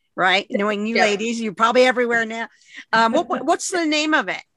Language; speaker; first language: English; native; English